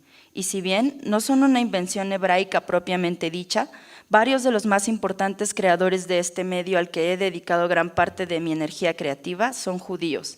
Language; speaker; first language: Spanish; native; Spanish